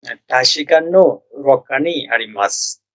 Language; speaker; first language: Japanese; non-native, learner; Bangla